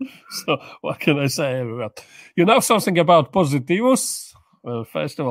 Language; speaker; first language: English; non-native, learner; Latvian